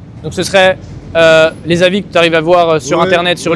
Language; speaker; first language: French; native; French